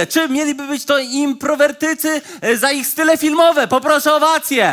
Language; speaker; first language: Polish; native; Polish